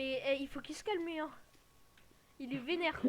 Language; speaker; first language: French; native; French